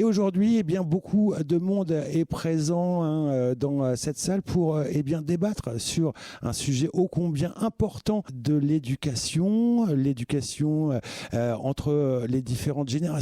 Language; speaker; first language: French; native; French